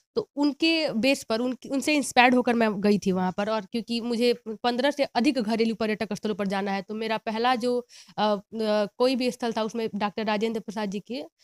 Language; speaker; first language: Hindi; native; Hindi